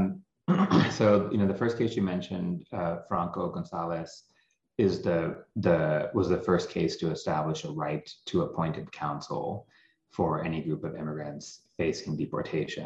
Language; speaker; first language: English; native; English